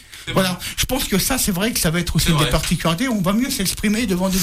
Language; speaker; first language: French; native; French